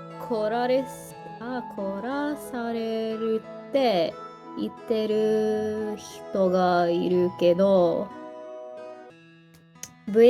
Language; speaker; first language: Japanese; non-native, learner; English